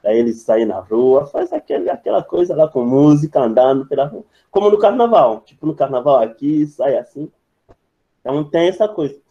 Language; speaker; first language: Portuguese; non-native, fluent; French